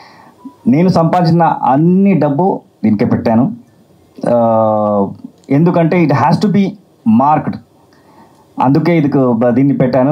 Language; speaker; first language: Telugu; non-native, learner; Kannada